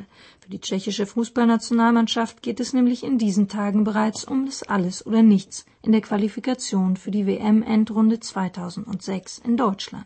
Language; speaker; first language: German; native; German